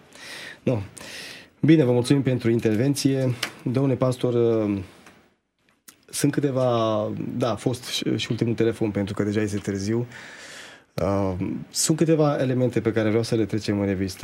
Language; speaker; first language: Romanian; native; Romanian